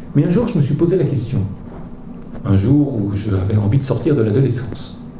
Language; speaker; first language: French; native; French